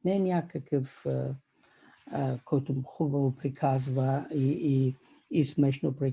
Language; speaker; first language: Bulgarian; non-native, fluent; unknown